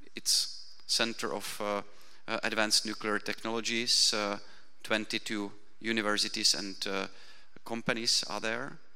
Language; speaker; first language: English; non-native, fluent; Czech